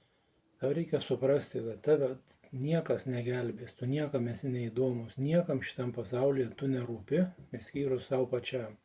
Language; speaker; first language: Lithuanian; native; Lithuanian